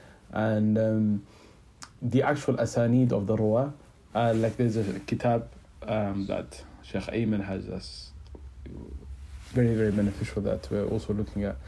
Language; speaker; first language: English; native; English